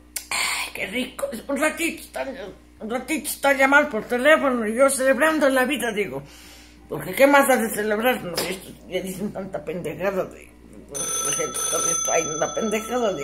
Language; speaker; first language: Spanish; native; Spanish